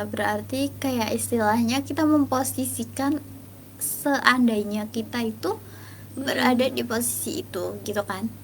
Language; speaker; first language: Indonesian; native; Indonesian